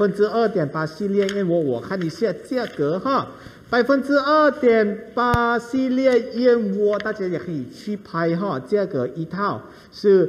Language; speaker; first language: Chinese; non-native, fluent; Thai